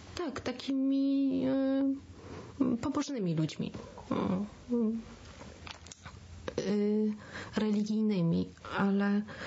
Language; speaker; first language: Polish; native; Polish